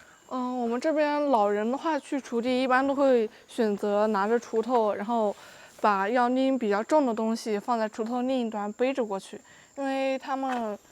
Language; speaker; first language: Chinese; native; Chinese